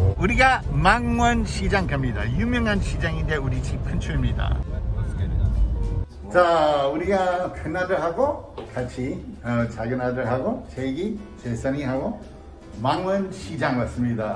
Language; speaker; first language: Korean; non-native, fluent; English